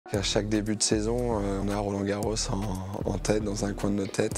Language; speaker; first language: French; native; French